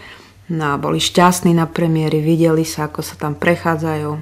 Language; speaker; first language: Slovak; native; Slovak